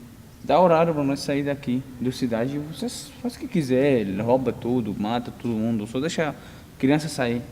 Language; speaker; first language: Portuguese; non-native, learner; Arabic